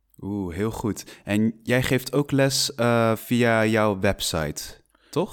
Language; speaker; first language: Dutch; non-native, fluent; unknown